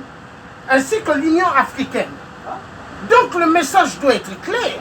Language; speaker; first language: French; native; French